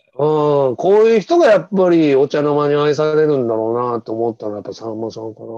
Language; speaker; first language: Japanese; native; Japanese